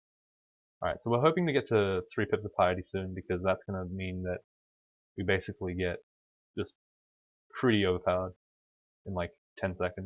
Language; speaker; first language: English; native; English